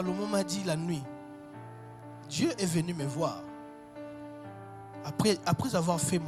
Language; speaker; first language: French; non-native, local second language; Lingala